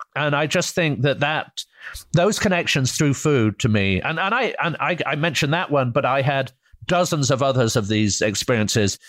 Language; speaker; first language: English; native; English